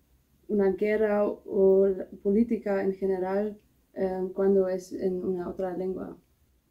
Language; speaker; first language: Spanish; non-native, learner; German